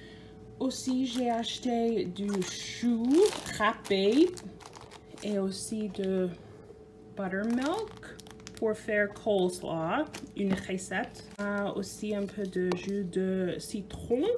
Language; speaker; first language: French; non-native, fluent; English